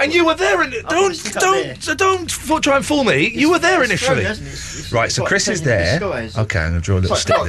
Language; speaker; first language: English; native; English